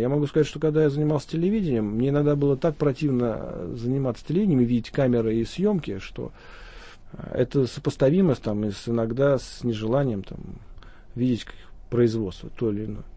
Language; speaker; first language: Russian; native; Russian